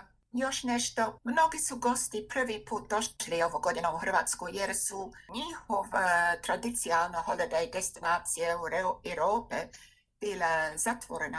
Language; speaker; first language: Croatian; non-native, fluent; English